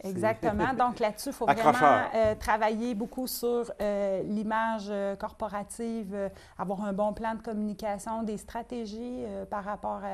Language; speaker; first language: French; native; French